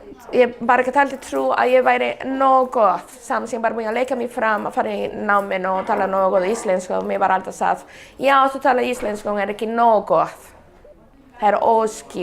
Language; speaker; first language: Icelandic; non-native, fluent; Spanish